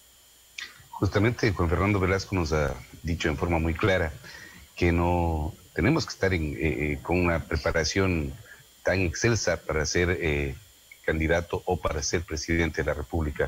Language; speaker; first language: Spanish; native; Spanish